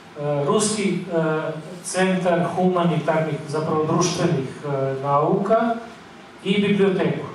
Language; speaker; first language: Bosnian; native; Bosnian